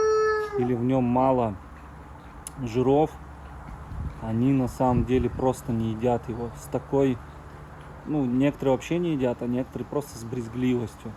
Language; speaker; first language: Russian; native; Russian